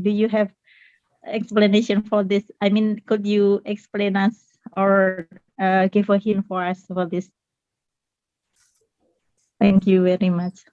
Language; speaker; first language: English; non-native, fluent; Indonesian